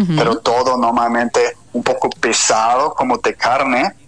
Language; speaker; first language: Spanish; non-native, fluent; German